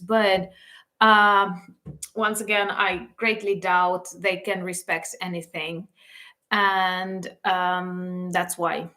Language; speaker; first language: English; non-native, fluent; Ukrainian